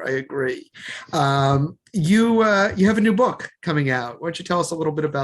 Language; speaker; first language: English; native; English